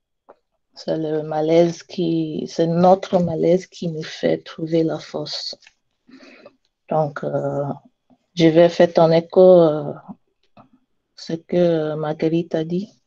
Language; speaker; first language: French; non-native, learner; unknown